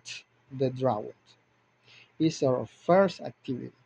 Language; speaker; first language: English; non-native, learner; Spanish